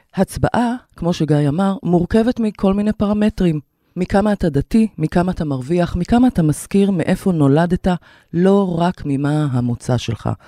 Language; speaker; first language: Hebrew; native; Hebrew